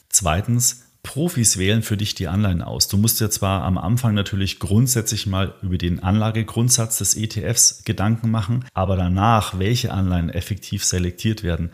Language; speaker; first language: German; native; German